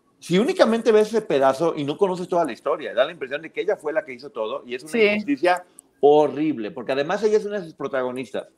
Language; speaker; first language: Spanish; native; Spanish